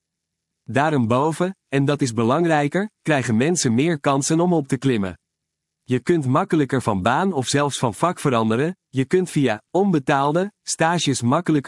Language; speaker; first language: Dutch; native; Dutch